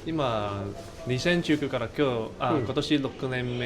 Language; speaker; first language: Japanese; non-native, fluent; Cantonese